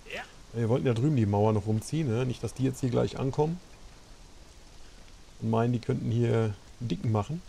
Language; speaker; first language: German; native; German